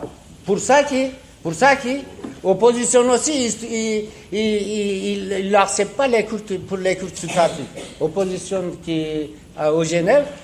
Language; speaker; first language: French; non-native, learner; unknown